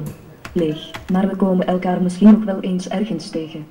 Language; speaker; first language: Dutch; native; Dutch